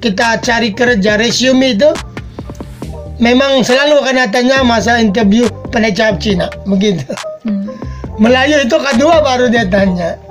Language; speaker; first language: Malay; non-native, learner; Filipino